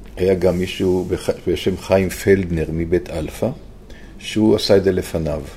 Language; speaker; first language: Hebrew; native; Hebrew